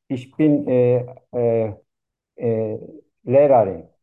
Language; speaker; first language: German; non-native, learner; Turkish